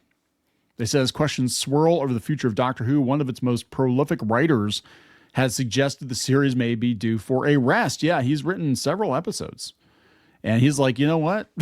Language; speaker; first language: English; native; English